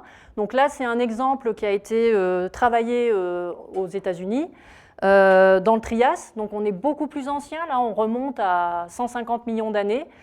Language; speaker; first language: French; native; French